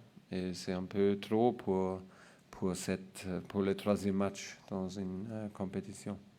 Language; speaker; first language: French; non-native, learner; German